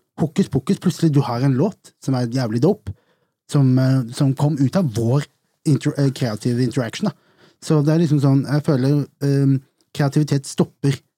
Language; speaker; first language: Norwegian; native; Norwegian